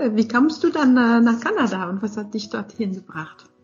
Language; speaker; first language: German; non-native, fluent; English